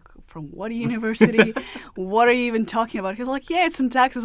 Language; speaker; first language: English; non-native, fluent; Russian